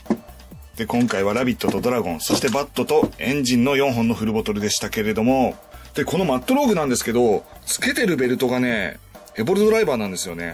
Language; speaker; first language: Japanese; native; Japanese